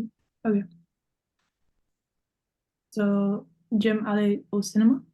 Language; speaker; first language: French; non-native, learner; English